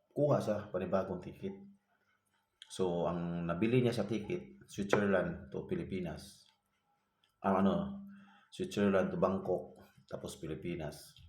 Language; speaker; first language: Filipino; non-native, local second language; Cebuano